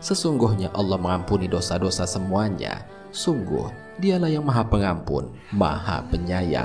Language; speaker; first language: Indonesian; native; Indonesian